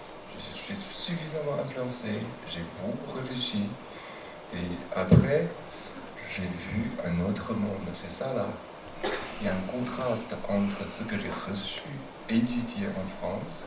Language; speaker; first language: French; non-native, fluent; Chinese